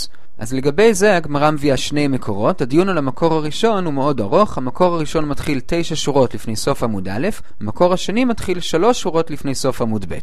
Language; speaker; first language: Hebrew; native; Hebrew